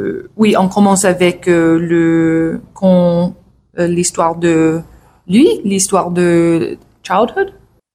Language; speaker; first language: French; non-native, learner; English